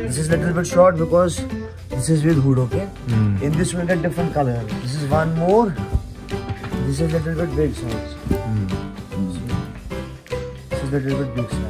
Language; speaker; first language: English; non-native, local second language; Kashmiri